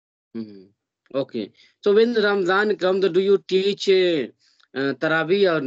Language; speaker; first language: English; non-native, learner; Hindi